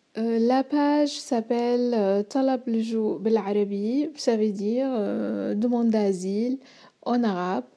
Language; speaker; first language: French; non-native, fluent; Arabic